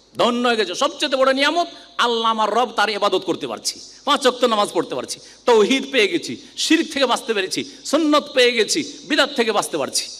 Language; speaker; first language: Bangla; native; Bangla